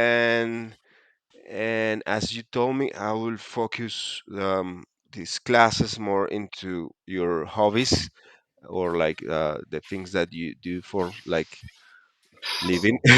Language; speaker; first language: English; non-native, fluent; Spanish